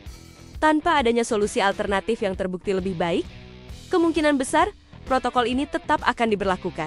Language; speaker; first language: Indonesian; native; Indonesian